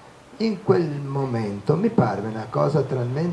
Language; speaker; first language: Italian; native; Italian